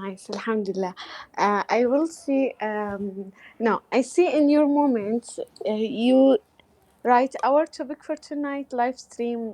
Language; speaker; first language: English; non-native, learner; Arabic